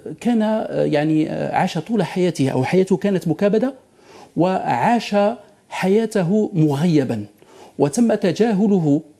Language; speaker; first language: Arabic; native; Arabic